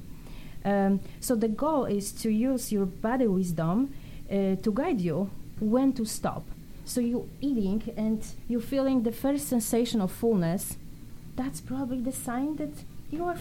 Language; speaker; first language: English; non-native, fluent; Polish